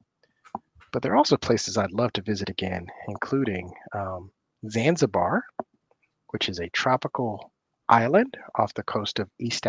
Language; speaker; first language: English; native; English